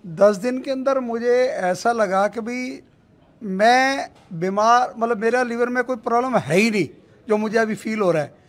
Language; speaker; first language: Hindi; native; Hindi